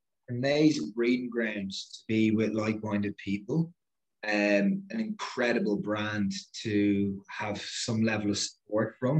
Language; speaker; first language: English; native; English